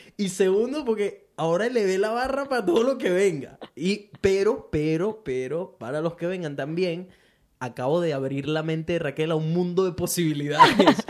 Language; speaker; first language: Spanish; native; Spanish